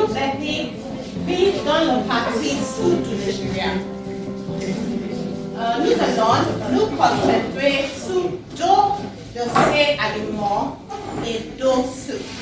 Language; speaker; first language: French; non-native, learner; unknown